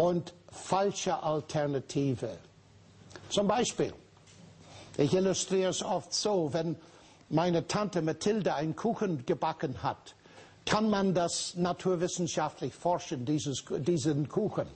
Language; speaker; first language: German; non-native, fluent; English